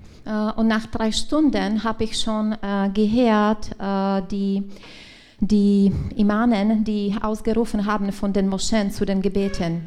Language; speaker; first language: German; non-native, learner; Czech